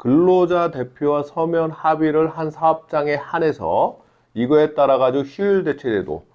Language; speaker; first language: Korean; native; Korean